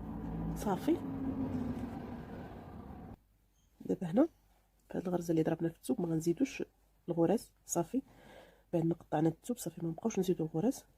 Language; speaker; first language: Arabic; native; Arabic